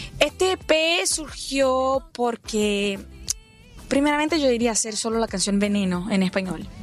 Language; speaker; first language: Spanish; non-native, fluent; Portuguese